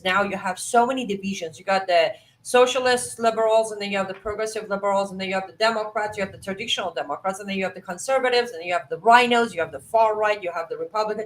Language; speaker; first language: English; non-native, fluent; Persian